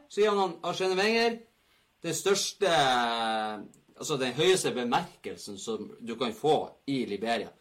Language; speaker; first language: Norwegian; native; Norwegian